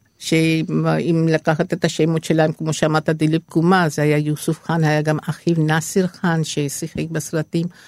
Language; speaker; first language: Hebrew; non-native, fluent; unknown